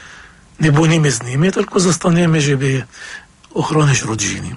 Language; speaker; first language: Polish; non-native, fluent; Arabic